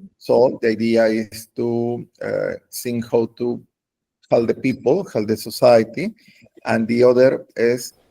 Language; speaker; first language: English; non-native, learner; Spanish